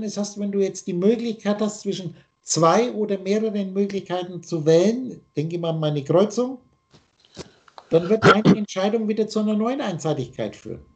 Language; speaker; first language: German; native; German